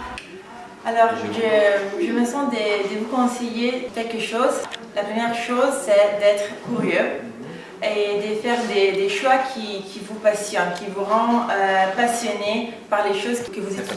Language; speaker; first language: French; non-native, fluent; Italian